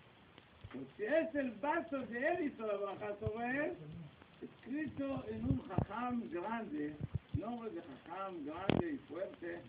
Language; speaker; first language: Spanish; non-native, learner; Hebrew